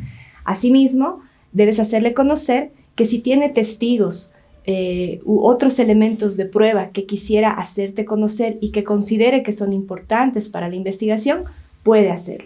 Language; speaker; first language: Spanish; native; Spanish